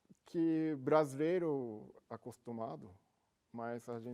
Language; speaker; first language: Portuguese; non-native, learner; Japanese